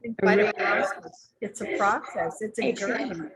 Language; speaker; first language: English; native; English